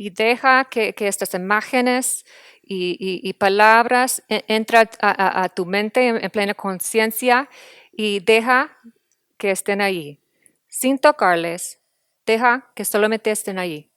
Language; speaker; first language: Spanish; non-native, fluent; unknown